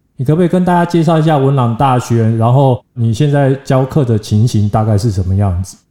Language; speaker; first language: Chinese; native; Chinese